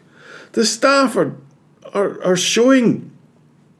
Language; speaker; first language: English; native; English